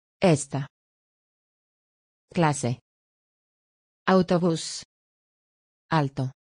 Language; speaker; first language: Spanish; non-native, learner; English